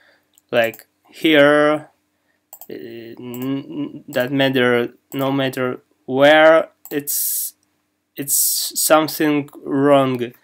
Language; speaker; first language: English; non-native, learner; Russian